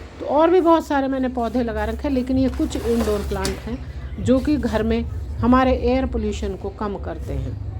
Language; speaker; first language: Hindi; native; Hindi